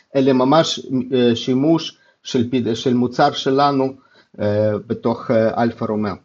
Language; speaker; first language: Hebrew; non-native, fluent; Russian